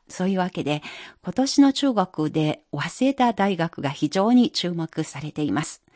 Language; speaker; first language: Japanese; non-native, fluent; Chinese